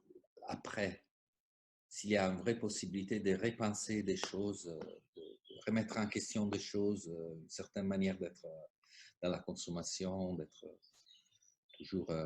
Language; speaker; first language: French; non-native, fluent; Italian